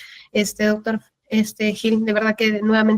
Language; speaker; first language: Spanish; native; Spanish